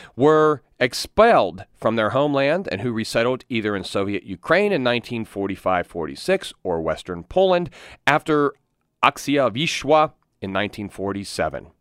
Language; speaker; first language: English; native; English